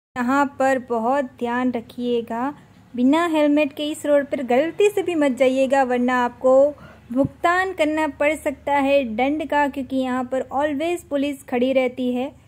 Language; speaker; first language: Hindi; non-native, local second language; Gujarati